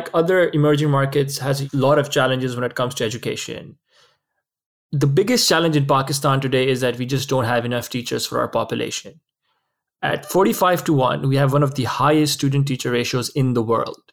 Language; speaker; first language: English; non-native, local second language; Urdu